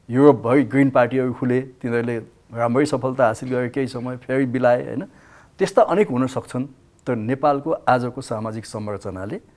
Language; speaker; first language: Nepali; native; Nepali